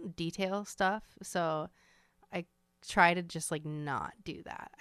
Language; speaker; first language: English; native; English